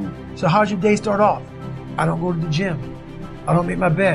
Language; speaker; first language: English; native; English